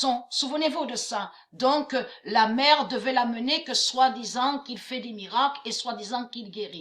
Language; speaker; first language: French; native; French